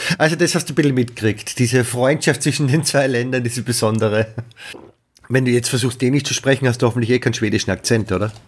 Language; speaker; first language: German; native; German